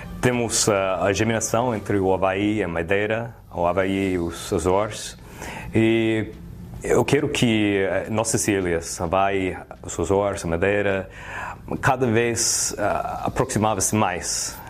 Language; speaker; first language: Portuguese; early bilingual, heritage; English